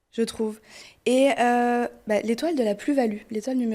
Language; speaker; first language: French; early bilingual, other home language; Portuguese